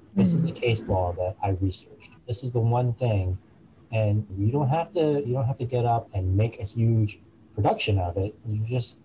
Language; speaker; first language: English; native; English